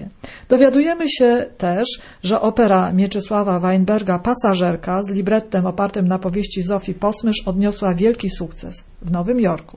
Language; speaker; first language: Polish; native; Polish